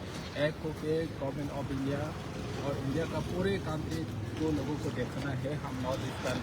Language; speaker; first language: Hindi; non-native, local second language; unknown